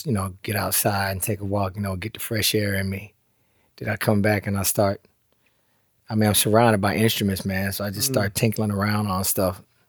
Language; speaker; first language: English; native; English